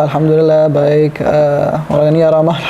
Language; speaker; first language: Indonesian; non-native, learner; Arabic